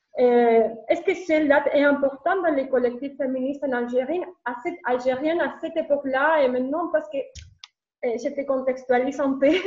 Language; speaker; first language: French; non-native, learner; Spanish